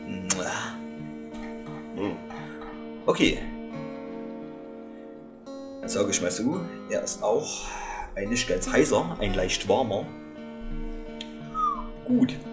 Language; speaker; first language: German; native; German